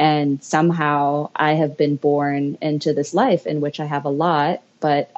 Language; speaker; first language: English; native; English